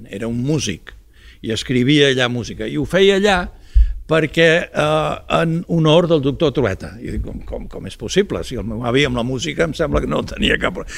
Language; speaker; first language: Catalan; early bilingual, heritage; Catalan